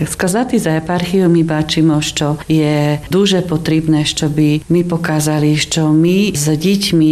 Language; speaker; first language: Ukrainian; non-native, local second language; Rusyn